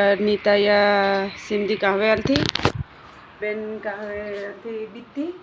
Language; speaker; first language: Turkish; non-native, learner; Gujarati